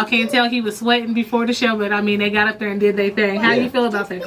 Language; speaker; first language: English; native; English